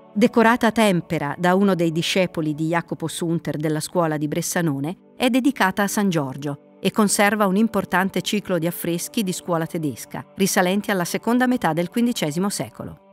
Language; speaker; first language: Italian; native; Italian